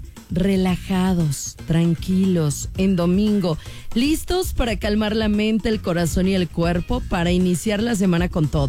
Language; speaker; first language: Spanish; native; Spanish